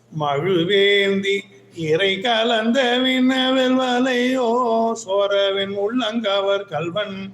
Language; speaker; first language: Tamil; native; Tamil